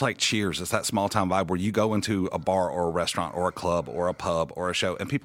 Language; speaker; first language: English; native; English